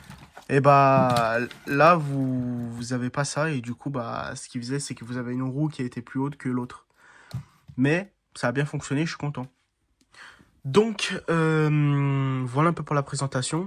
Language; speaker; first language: French; native; French